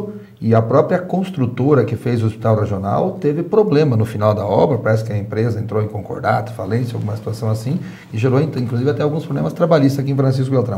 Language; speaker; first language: Portuguese; native; Portuguese